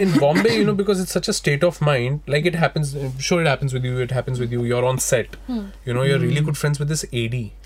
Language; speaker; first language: English; non-native, local second language; Hindi